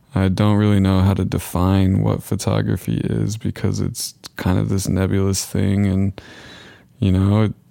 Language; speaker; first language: English; native; English